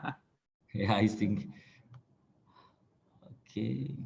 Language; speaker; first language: English; non-native, learner; Indonesian